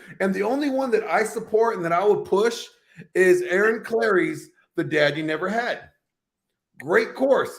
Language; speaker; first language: English; native; English